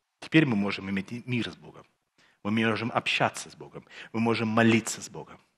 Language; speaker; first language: Russian; early bilingual, heritage; Russian